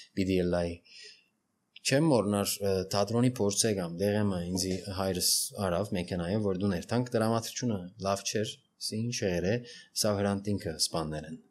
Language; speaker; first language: Armenian; early bilingual, heritage; Armenian